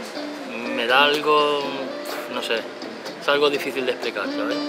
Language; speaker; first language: Spanish; native; Spanish